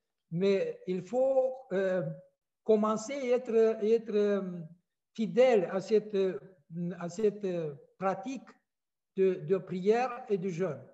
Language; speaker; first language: French; non-native, fluent; Romanian